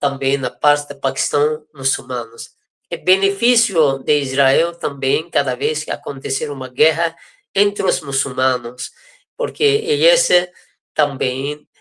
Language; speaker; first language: Portuguese; non-native, fluent; Persian